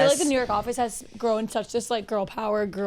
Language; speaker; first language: English; native; English